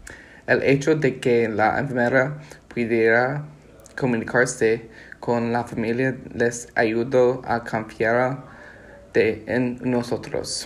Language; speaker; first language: Spanish; non-native, learner; English